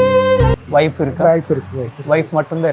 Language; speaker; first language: Tamil; non-native, learner; Telugu